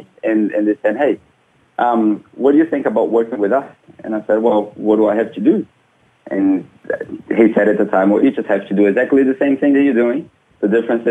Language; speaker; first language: English; non-native, fluent; Portuguese